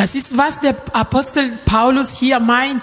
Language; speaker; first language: German; non-native, learner; French